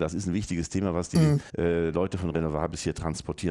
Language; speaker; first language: German; native; German